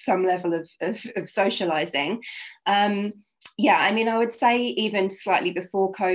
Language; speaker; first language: English; native; English